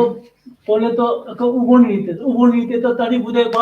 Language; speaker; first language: Czech; non-native, learner; Korean